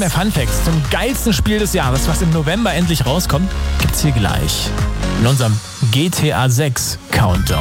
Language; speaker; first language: German; native; German